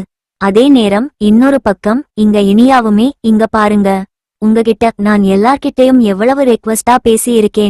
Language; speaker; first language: Tamil; native; Tamil